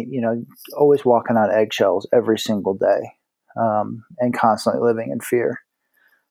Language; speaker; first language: English; native; English